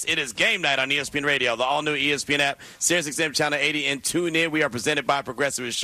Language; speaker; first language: English; native; English